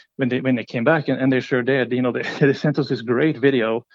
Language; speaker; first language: English; non-native, fluent; Norwegian